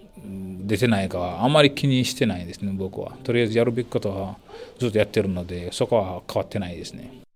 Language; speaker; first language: Japanese; non-native, fluent; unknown